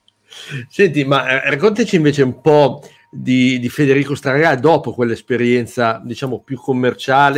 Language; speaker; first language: Italian; native; Italian